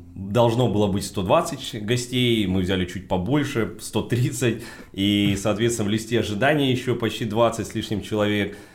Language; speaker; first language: Russian; native; Russian